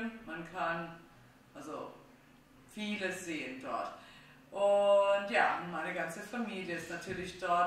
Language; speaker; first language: German; non-native, fluent; Italian